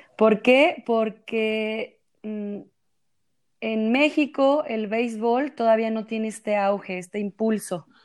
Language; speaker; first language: Spanish; native; Spanish